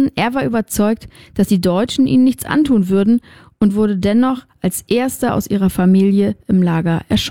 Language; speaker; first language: German; native; German